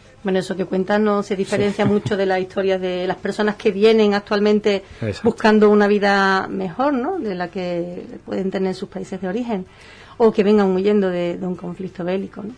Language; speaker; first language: Spanish; native; Spanish